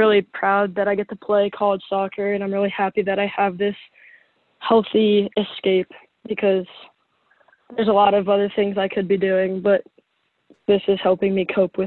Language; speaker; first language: English; native; English